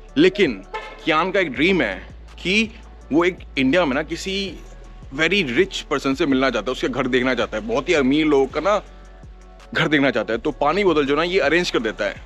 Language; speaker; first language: Hindi; native; Hindi